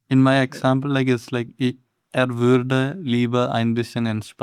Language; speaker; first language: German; non-native, learner; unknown